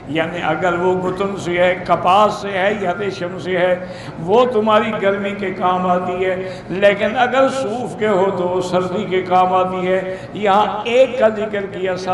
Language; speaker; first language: Urdu; native; Urdu